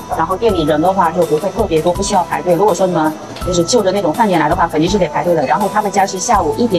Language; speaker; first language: Chinese; native; Chinese